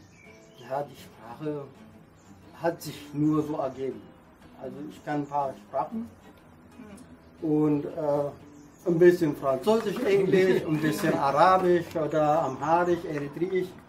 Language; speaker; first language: German; non-native, learner; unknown